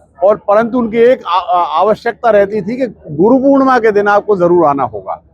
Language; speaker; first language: Hindi; native; Hindi